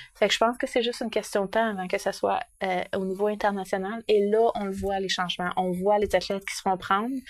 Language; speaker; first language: French; native; French